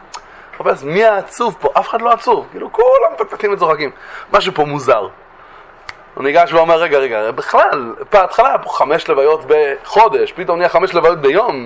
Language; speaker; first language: Hebrew; native; Hebrew